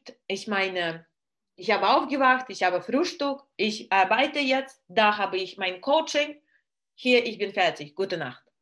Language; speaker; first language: German; non-native, learner; Russian